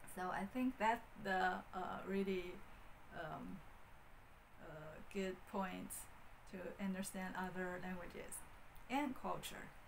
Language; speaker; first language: English; non-native, fluent; Chinese